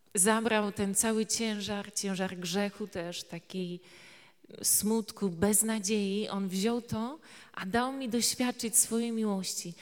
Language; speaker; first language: Polish; native; Polish